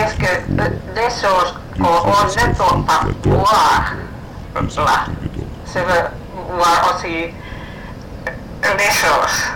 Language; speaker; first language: French; non-native, learner; Finnish